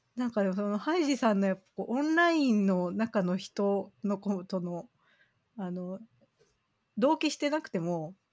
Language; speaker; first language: Japanese; native; Japanese